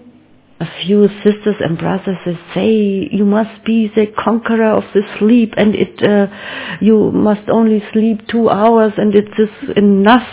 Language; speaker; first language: English; non-native, learner; German